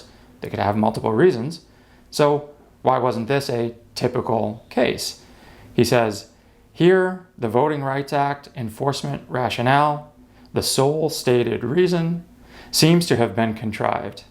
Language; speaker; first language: English; native; English